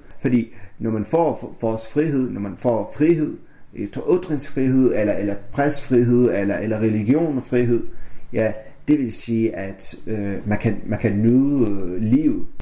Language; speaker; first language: Danish; non-native, learner; Arabic